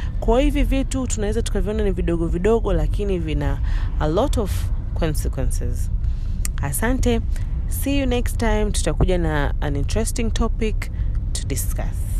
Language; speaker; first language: Swahili; native; Swahili